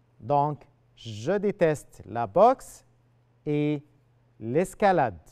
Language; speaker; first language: French; non-native, fluent; Arabic